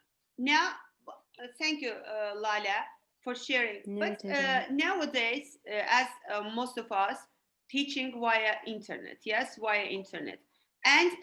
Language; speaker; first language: English; non-native, fluent; Azerbaijani